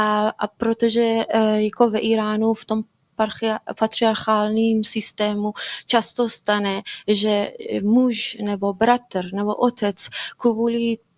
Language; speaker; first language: Czech; non-native, fluent; Persian